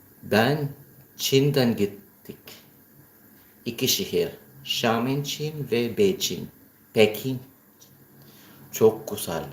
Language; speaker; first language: Turkish; non-native, learner; Filipino